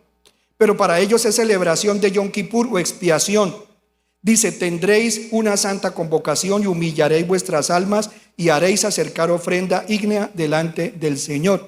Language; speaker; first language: Spanish; native; Spanish